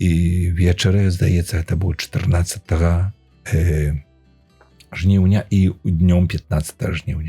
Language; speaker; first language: Polish; non-native, learner; Belarusian